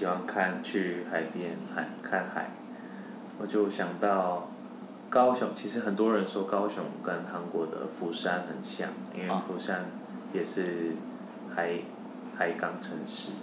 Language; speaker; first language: Chinese; non-native, fluent; Korean